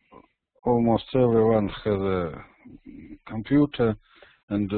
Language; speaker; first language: English; non-native, learner; Russian